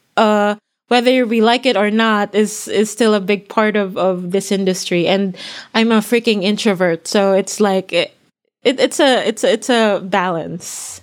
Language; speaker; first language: English; non-native, local second language; Filipino